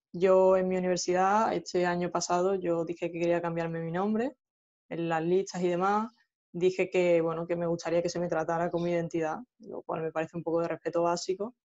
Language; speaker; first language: Spanish; native; Spanish